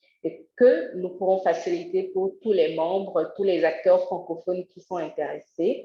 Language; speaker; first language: French; native; French